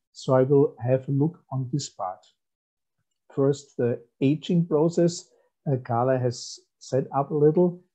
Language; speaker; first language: English; non-native, fluent; German